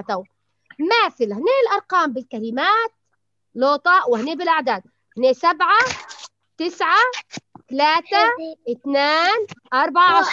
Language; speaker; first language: Arabic; native; Arabic